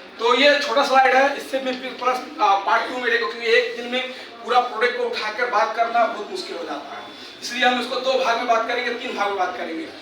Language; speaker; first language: Hindi; native; Hindi